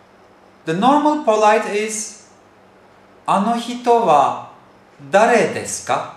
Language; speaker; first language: Japanese; non-native, fluent; Turkish